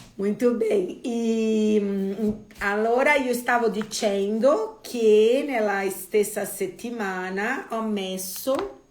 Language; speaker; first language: Italian; non-native, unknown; Portuguese